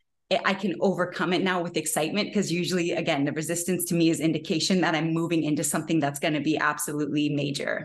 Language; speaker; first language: English; native; English